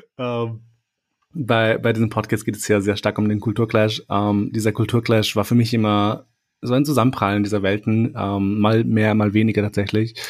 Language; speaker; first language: German; early bilingual, other home language; Albanian